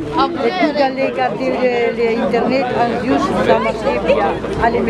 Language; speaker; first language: French; non-native, learner; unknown